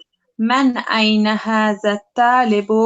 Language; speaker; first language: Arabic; non-native, learner; English